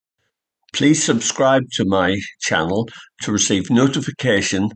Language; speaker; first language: English; native; English